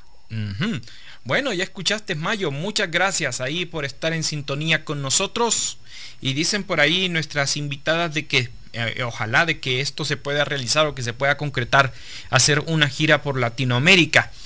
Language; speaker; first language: Spanish; native; Spanish